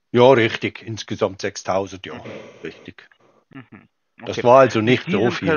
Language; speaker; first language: German; native; German